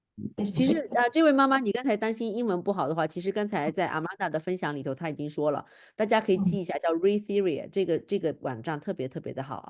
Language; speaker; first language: Chinese; native; Chinese